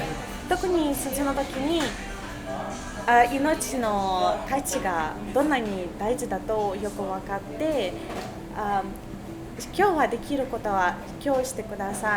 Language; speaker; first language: Japanese; non-native, fluent; Russian